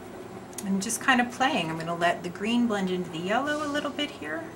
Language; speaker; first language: English; native; English